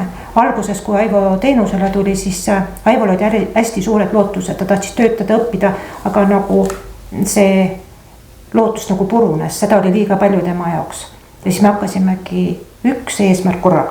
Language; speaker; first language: Estonian; native; Estonian